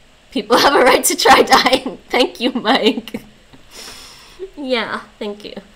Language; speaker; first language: English; native; English